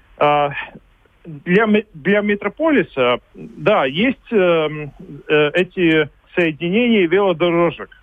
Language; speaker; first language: Russian; non-native, local second language; Latvian